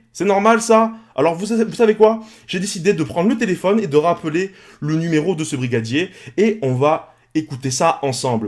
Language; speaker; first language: French; native; French